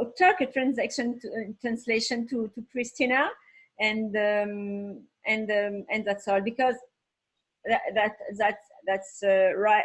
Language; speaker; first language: English; non-native, learner; French